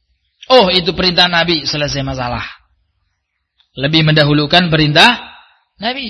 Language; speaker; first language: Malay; non-native, local second language; Javanese